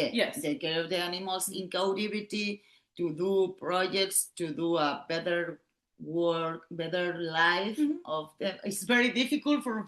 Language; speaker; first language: English; non-native, learner; Catalan